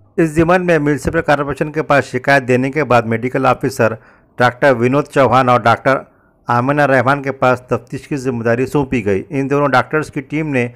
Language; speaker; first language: Urdu; native; Urdu